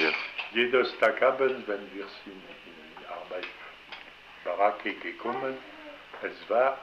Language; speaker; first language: German; non-native, learner; French